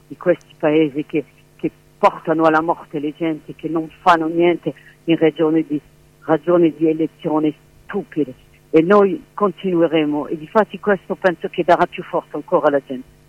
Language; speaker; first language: Italian; non-native, fluent; French